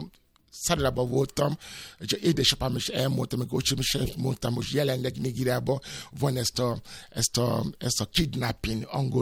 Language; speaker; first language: Hungarian; non-native, fluent; Yoruba